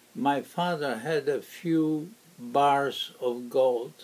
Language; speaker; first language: English; non-native, fluent; Ukrainian